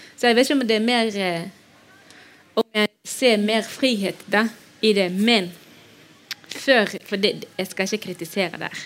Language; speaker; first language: Norwegian; non-native, fluent; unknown